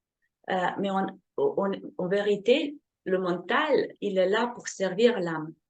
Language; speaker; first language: French; non-native, fluent; Slovenian